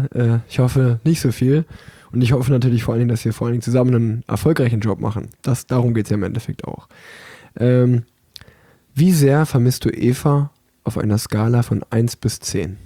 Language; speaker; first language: German; native; German